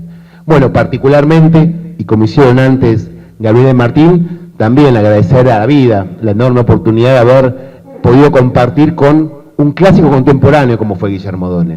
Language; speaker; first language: Spanish; native; Spanish